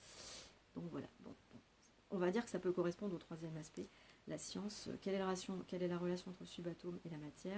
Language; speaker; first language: French; native; French